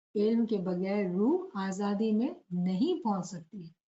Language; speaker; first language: Hindi; non-native, local second language; Gujarati